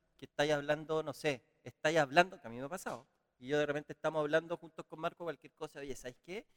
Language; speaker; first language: Spanish; native; Spanish